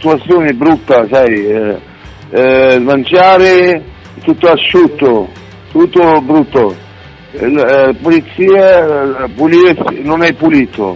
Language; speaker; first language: Italian; non-native, learner; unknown